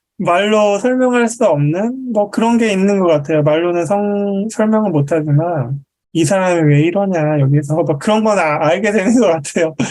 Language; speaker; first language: Korean; native; Korean